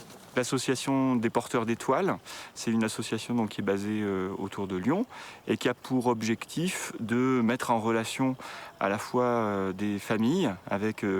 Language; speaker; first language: French; native; French